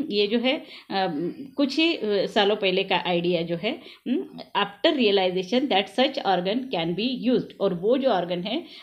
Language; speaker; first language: Hindi; non-native, local second language; Marathi